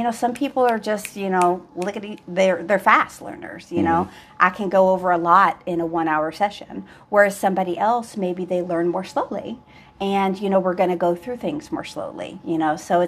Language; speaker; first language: English; native; English